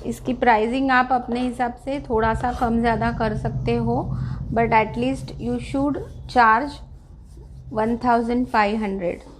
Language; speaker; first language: Hindi; non-native, local second language; Marathi